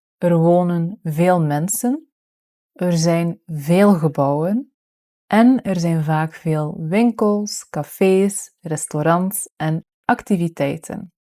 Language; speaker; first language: Dutch; native; Dutch